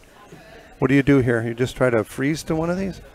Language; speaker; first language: English; native; English